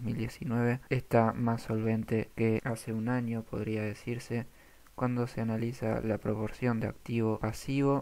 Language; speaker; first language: Spanish; native; Spanish